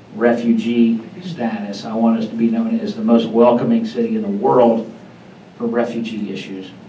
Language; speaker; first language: English; native; English